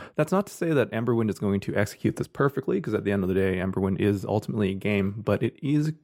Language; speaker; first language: English; native; English